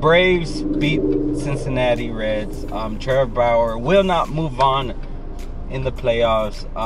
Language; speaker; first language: English; native; English